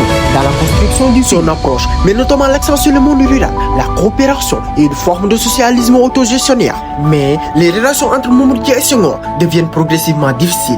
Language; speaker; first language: French; non-native, local second language; Wolof